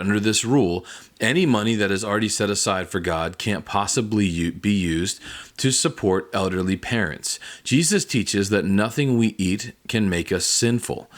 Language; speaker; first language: English; native; English